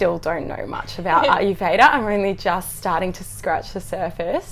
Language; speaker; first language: English; native; English